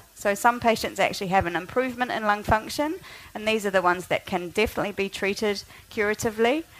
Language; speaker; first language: English; native; English